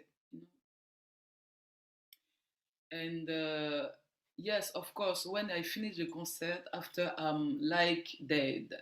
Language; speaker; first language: English; non-native, learner; French